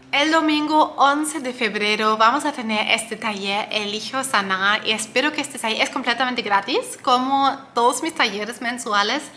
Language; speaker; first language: Spanish; non-native, fluent; German